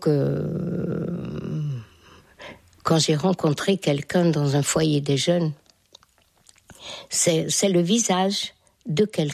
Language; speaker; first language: French; non-native, fluent; Hungarian